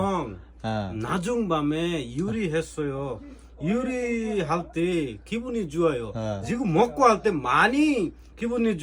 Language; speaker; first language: Korean; non-native, learner; Bangla